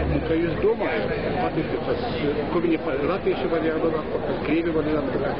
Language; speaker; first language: Latvian; non-native, learner; Russian